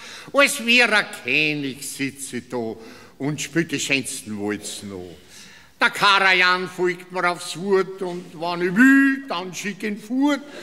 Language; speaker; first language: German; native; German